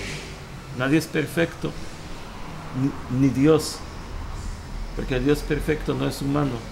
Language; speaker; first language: Spanish; early bilingual, heritage; Hebrew